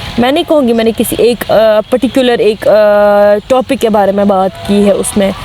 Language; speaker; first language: Urdu; non-native, local second language; Kashmiri